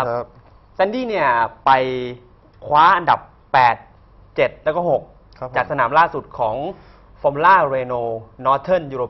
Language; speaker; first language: Thai; native; Thai